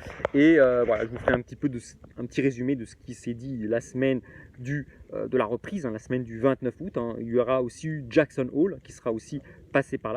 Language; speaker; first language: French; native; French